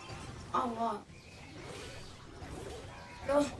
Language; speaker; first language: Hebrew; native; Hebrew